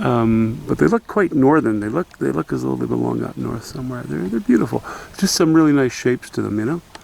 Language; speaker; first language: English; native; English